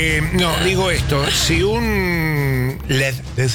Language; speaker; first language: Spanish; native; Spanish